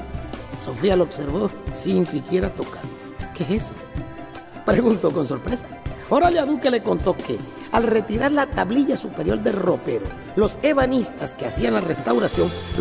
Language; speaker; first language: Spanish; native; Spanish